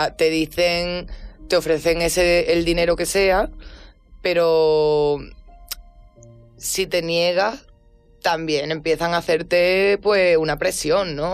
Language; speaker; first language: Spanish; native; Spanish